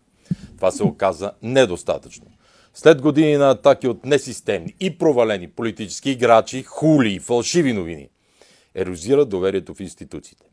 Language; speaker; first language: Bulgarian; native; Bulgarian